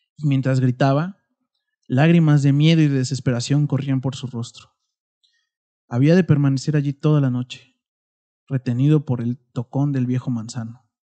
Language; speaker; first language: Spanish; native; Spanish